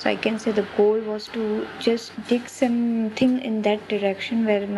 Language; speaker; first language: English; non-native, local second language; Hindi